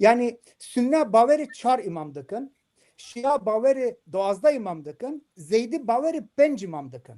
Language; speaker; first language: Kurdish; non-native, local second language; Turkish